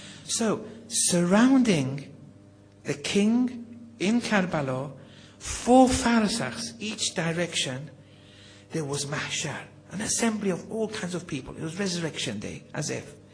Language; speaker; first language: English; native; English